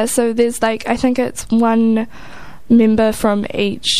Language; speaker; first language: English; native; English